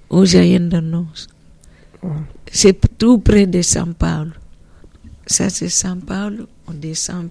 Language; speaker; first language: French; non-native, learner; Portuguese